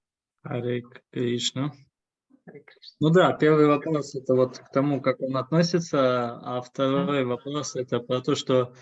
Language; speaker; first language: Russian; native; Russian